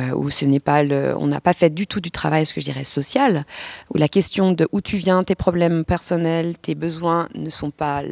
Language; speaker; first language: French; native; French